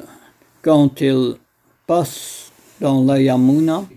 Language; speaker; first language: French; non-native, fluent; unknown